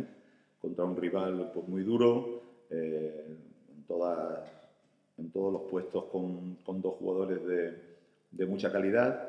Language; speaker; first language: Spanish; native; Spanish